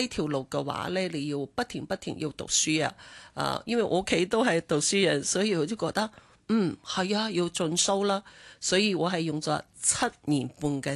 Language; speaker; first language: Cantonese; non-native, local second language; Chinese